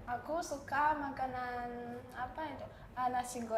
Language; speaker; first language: Indonesian; non-native, learner; Malagasy